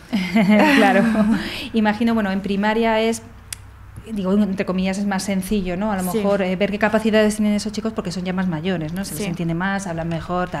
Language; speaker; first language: Spanish; native; Spanish